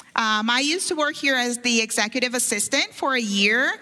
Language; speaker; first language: English; early bilingual, other home language; Portuguese